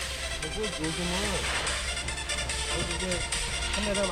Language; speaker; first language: Korean; native; Korean